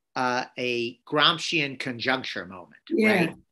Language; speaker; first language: English; native; English